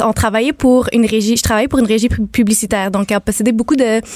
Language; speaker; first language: French; native; French